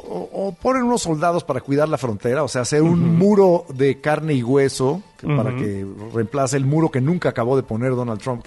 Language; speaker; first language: Spanish; native; Spanish